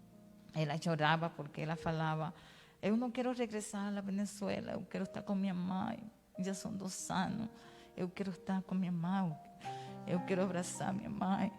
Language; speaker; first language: Portuguese; non-native, learner; Spanish